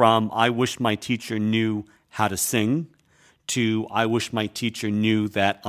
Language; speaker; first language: English; native; English